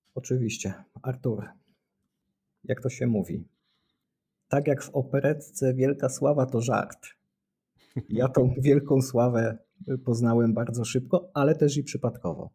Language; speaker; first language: Polish; native; Polish